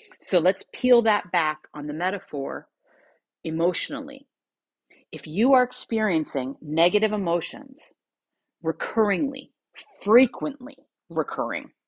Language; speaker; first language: English; native; English